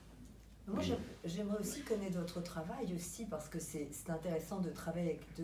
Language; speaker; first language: French; native; French